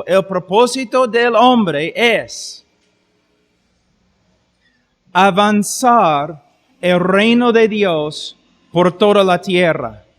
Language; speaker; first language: Spanish; non-native, fluent; English